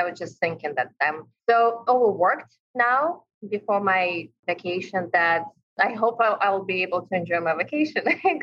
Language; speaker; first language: English; non-native, fluent; Ukrainian